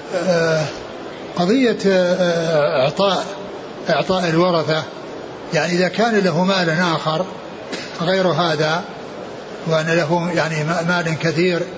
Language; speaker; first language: Arabic; native; Arabic